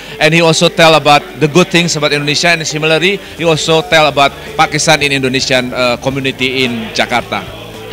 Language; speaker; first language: English; non-native, fluent; Indonesian